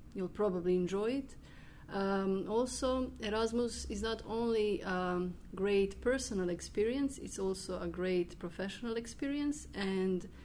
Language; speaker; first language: English; non-native, fluent; Croatian